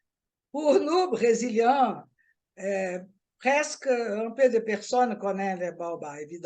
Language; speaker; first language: French; non-native, learner; Portuguese